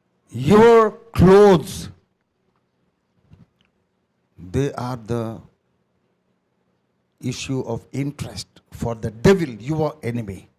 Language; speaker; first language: English; non-native, local second language; Telugu